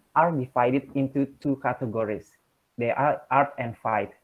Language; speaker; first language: English; non-native, learner; Indonesian